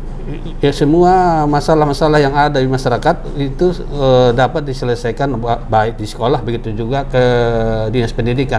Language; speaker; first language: Indonesian; native; Indonesian